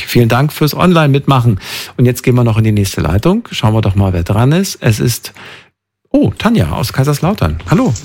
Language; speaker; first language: German; native; German